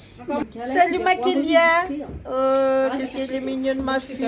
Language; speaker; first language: French; native; French